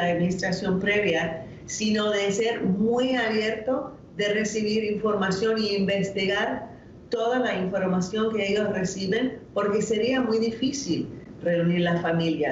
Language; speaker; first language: Spanish; non-native, fluent; English